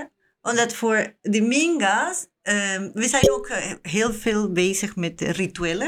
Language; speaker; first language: Dutch; non-native, learner; Spanish